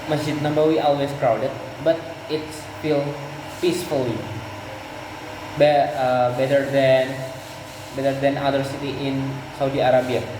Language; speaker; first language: English; non-native, learner; Indonesian